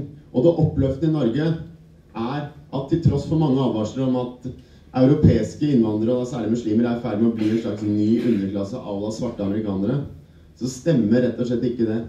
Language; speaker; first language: Norwegian; native; Norwegian